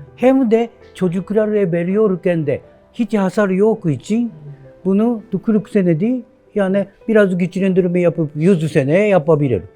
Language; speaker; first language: Turkish; non-native, learner; Japanese